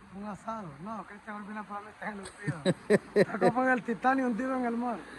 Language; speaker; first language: Spanish; native; Spanish